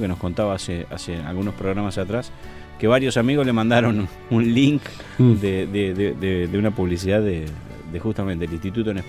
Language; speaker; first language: Spanish; native; Spanish